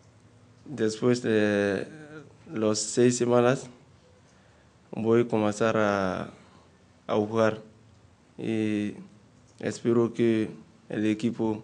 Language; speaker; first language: Spanish; non-native, learner; French